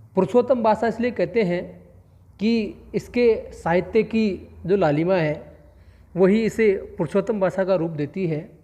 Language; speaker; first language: Hindi; native; Hindi